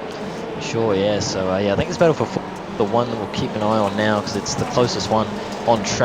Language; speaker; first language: English; native; English